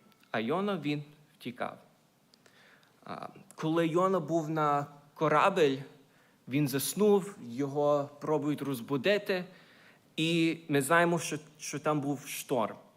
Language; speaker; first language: Ukrainian; early bilingual, heritage; Ukrainian